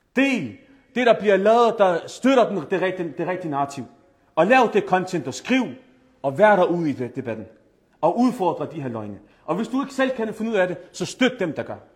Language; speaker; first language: Danish; early bilingual, other home language; Arabic